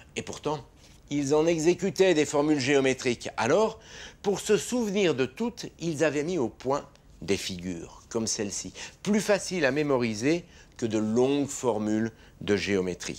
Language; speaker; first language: French; native; French